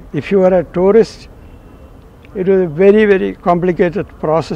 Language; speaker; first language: English; non-native, local second language; Malayalam